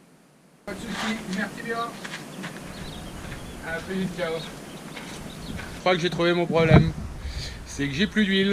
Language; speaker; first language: French; native; French